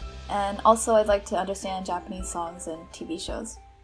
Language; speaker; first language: English; native; English